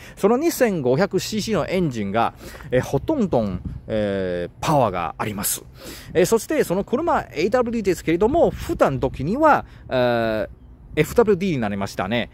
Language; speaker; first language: Japanese; non-native, learner; Chinese